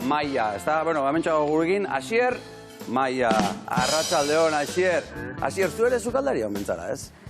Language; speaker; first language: Basque; native; Basque